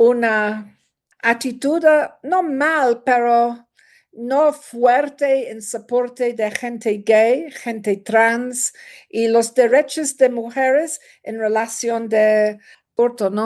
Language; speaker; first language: Spanish; non-native, learner; English